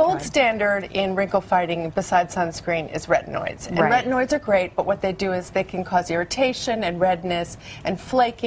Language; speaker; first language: English; native; English